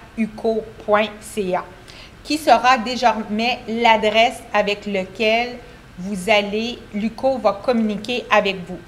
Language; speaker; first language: French; native; French